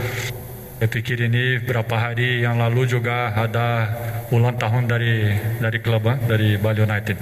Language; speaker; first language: Indonesian; non-native, fluent; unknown